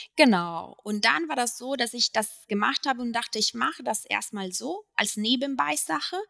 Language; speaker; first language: German; non-native, fluent; Italian